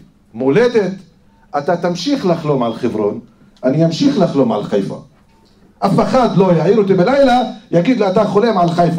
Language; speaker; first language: Hebrew; non-native, fluent; Arabic